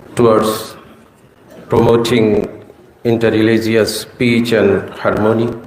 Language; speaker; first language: English; non-native, local second language; Bangla